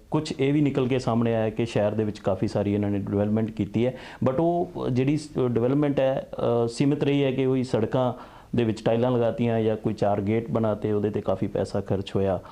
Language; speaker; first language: Hindi; non-native, local second language; Punjabi